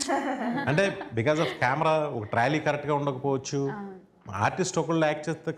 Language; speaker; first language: Telugu; native; Telugu